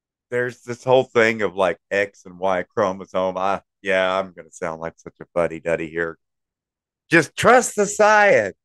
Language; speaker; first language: English; native; English